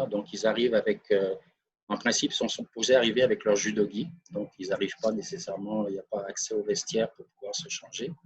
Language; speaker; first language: French; native; French